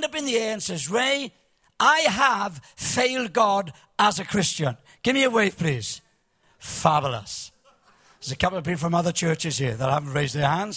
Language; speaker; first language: English; native; English